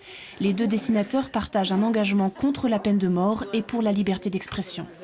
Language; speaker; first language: French; native; French